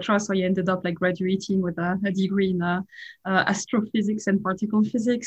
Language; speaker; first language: English; non-native, fluent; French